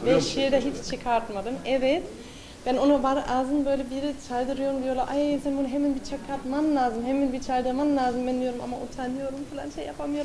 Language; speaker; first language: Turkish; non-native, fluent; German